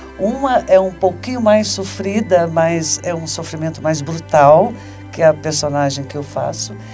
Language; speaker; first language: Portuguese; native; Portuguese